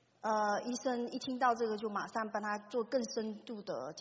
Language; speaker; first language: Chinese; native; Chinese